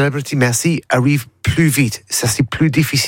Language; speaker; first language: French; non-native, learner; English